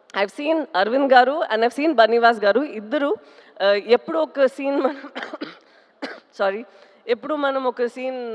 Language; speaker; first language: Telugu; non-native, fluent; Tamil